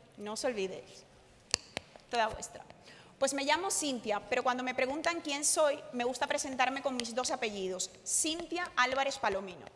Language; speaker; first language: Spanish; native; Spanish